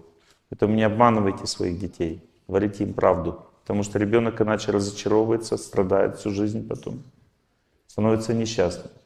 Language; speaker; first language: Russian; native; Russian